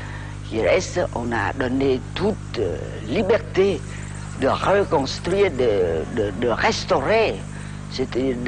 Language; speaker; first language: French; non-native, local second language; Khmer